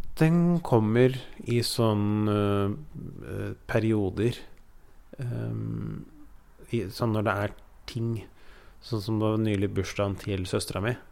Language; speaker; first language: Norwegian; early bilingual, other home language; Persian